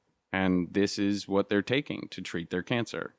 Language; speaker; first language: English; native; English